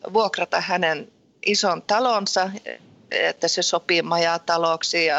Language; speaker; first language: Finnish; early bilingual, heritage; Finnish